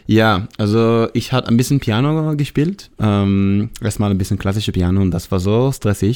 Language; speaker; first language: German; non-native, learner; Hebrew